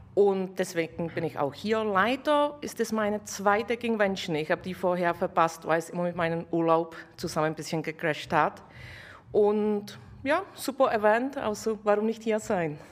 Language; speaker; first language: German; non-native, fluent; Czech